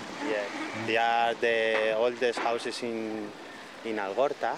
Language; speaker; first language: English; non-native, learner; Spanish